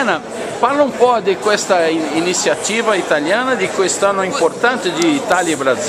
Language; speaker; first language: Italian; non-native, learner; Portuguese